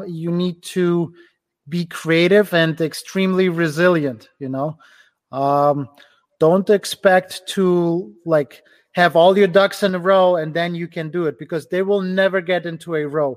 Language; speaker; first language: English; non-native, fluent; Ukrainian